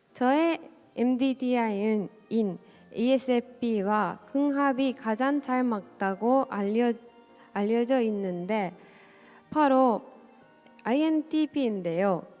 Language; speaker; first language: Korean; non-native, fluent; Japanese